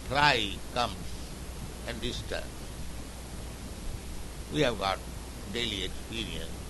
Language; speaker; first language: English; non-native, local second language; Bangla